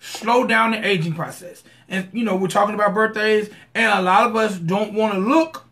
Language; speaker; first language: English; native; English